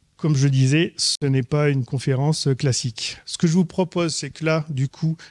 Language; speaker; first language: French; native; French